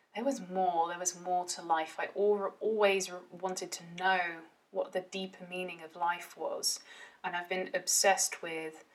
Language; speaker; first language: English; early bilingual, heritage; Dutch